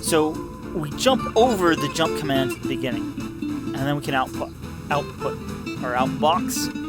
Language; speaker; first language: English; native; English